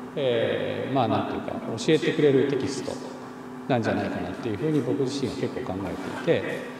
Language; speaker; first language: Japanese; native; Japanese